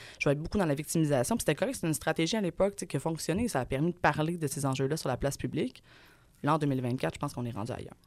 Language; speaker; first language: French; native; French